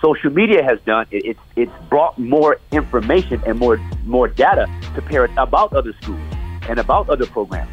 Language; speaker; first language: English; native; English